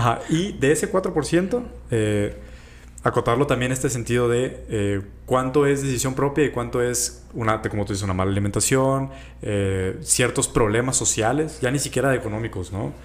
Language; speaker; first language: Spanish; native; Spanish